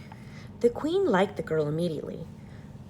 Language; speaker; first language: English; native; English